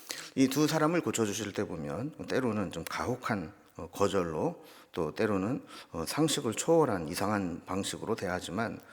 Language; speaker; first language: Korean; native; Korean